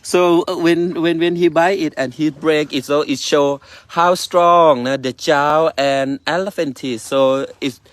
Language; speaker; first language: English; non-native, learner; Thai